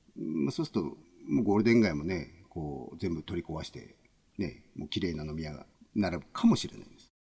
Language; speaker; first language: Japanese; native; Japanese